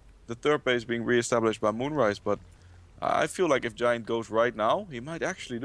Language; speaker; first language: English; non-native, fluent; Dutch